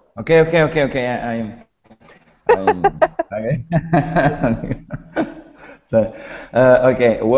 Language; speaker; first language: English; non-native, learner; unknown